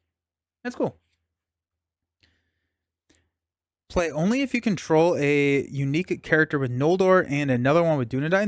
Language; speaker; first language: English; native; English